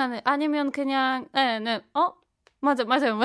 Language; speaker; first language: Korean; non-native, fluent; Polish